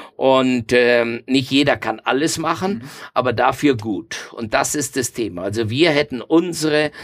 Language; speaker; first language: German; non-native, fluent; Spanish